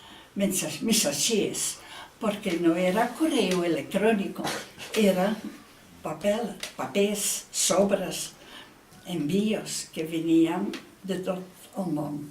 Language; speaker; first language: Catalan; non-native, fluent; Dutch